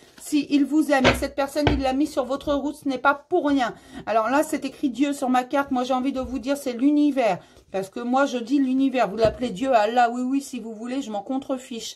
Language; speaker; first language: French; native; French